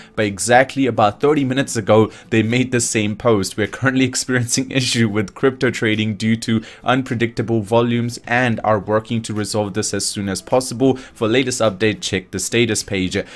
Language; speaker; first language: English; native; English